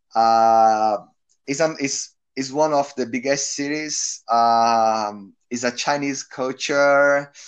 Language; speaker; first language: English; non-native, learner; Portuguese